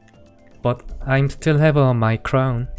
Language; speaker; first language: English; non-native, learner; Korean